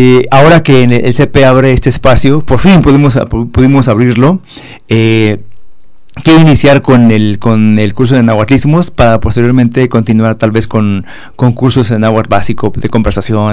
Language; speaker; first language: Spanish; non-native, local second language; Nahuatl languages